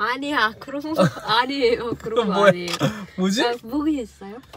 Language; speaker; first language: Korean; non-native, learner; Arabic